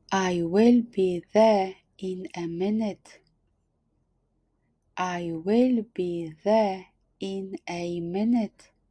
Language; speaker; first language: English; non-native, fluent; Polish